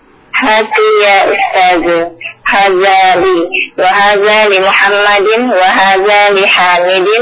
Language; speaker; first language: Arabic; non-native, learner; Indonesian